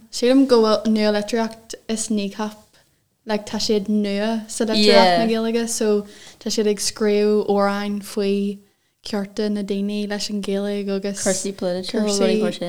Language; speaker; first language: Irish; non-native, local second language; English